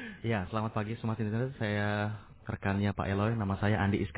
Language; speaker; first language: Indonesian; native; Indonesian